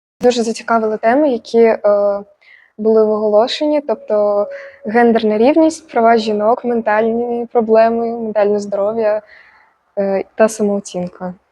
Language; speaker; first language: Ukrainian; native; Ukrainian